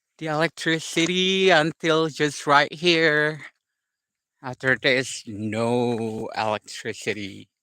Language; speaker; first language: English; non-native, learner; Indonesian